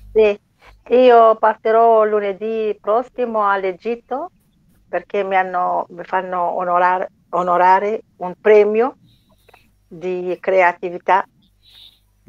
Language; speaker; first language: Italian; non-native, learner; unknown